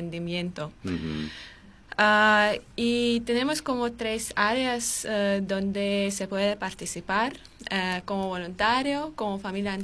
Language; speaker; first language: Spanish; non-native, learner; Armenian